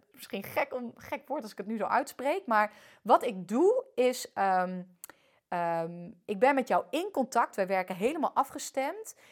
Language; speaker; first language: Dutch; early bilingual, other home language; French